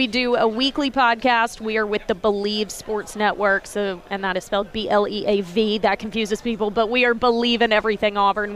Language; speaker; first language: English; native; English